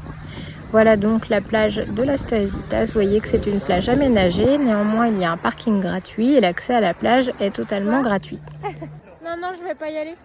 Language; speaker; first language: French; native; French